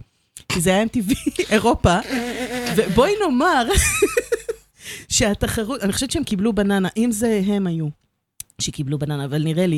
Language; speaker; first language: Hebrew; native; Hebrew